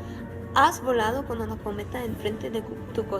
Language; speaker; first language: Spanish; non-native, learner; English